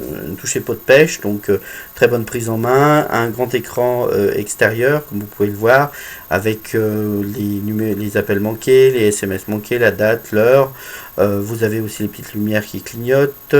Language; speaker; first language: French; native; French